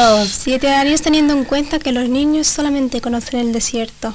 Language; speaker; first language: Spanish; early bilingual, other home language; Arabic